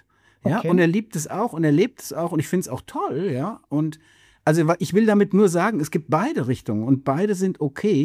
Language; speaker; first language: German; native; German